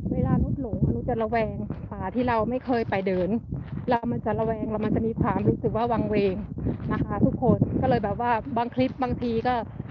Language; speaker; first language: Thai; native; Thai